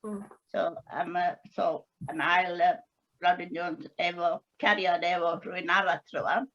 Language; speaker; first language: Welsh; non-native, learner; English